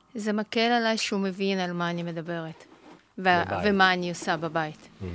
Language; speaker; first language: Hebrew; early bilingual, other home language; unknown